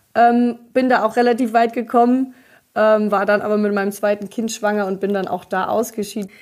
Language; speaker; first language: German; native; German